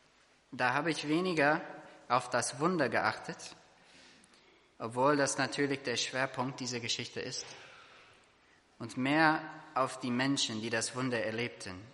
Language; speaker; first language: German; non-native, fluent; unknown